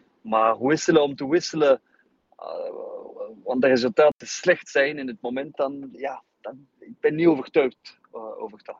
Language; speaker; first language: Dutch; non-native, fluent; English